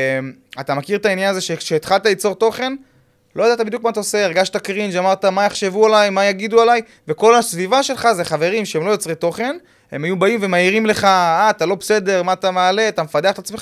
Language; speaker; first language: Hebrew; native; Hebrew